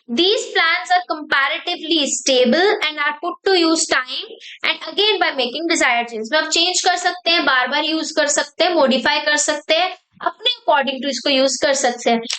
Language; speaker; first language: Hindi; native; Hindi